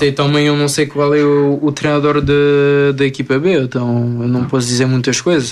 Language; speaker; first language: Portuguese; early bilingual, other home language; French